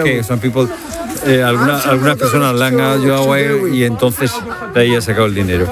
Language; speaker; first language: Spanish; native; Spanish